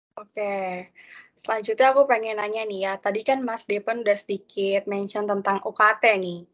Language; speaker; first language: Indonesian; native; Indonesian